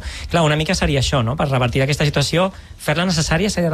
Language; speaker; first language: Catalan; native; Catalan